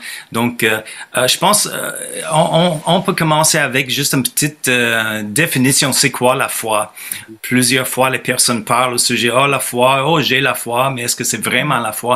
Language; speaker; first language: French; non-native, fluent; English